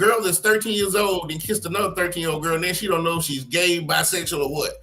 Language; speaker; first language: English; native; English